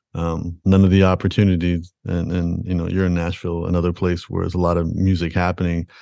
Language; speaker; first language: English; native; English